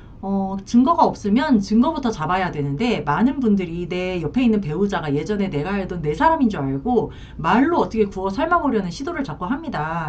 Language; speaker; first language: Korean; native; Korean